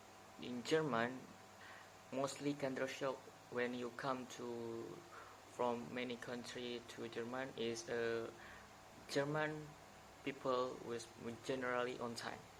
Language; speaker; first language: English; non-native, learner; Indonesian